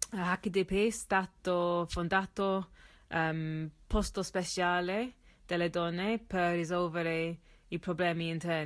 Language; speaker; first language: Italian; non-native, learner; English